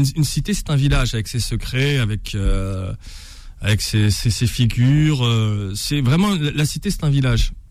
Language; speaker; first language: French; native; French